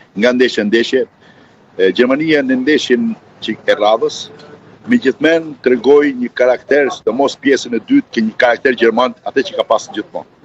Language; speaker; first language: Albanian; native; Albanian